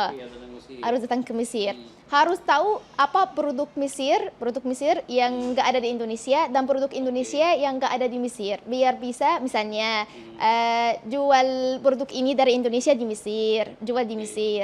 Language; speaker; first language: Indonesian; non-native, fluent; Arabic